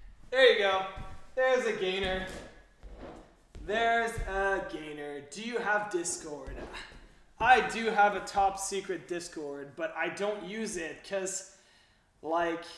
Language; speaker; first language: English; non-native, local second language; French